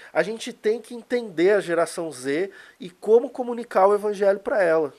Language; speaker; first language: Portuguese; native; Portuguese